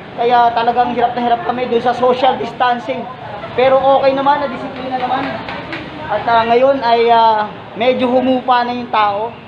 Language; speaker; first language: Filipino; native; Filipino